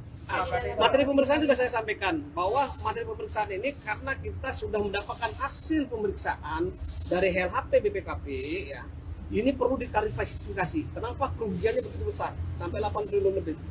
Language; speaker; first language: Indonesian; native; Indonesian